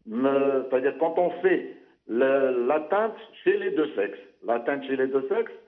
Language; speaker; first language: French; non-native, local second language; Arabic